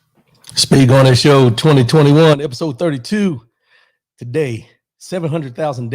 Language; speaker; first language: English; native; English